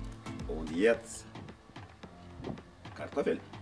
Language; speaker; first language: German; non-native, learner; Russian